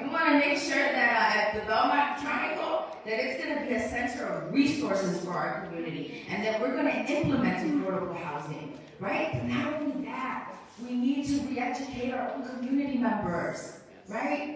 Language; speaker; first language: English; early bilingual, other home language; Spanish